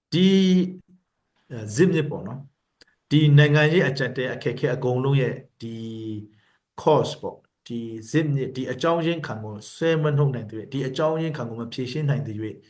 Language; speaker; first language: Burmese; non-native, local second language; Hakha Chin